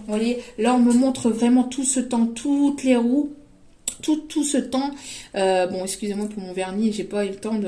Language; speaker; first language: French; native; French